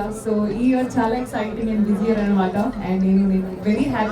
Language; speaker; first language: Telugu; non-native, fluent; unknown